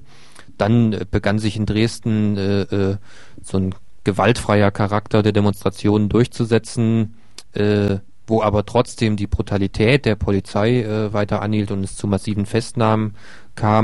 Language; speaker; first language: German; native; German